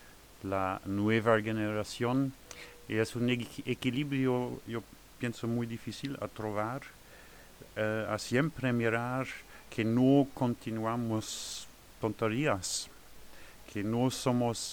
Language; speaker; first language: Spanish; non-native, learner; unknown